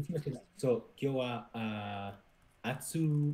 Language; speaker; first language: Japanese; non-native, learner; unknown